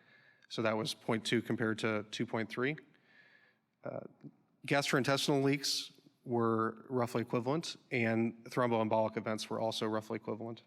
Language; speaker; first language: English; native; English